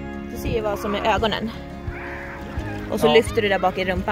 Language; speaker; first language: Swedish; native; Swedish